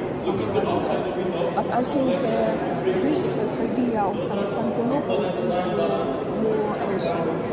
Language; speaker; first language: English; non-native, learner; Ukrainian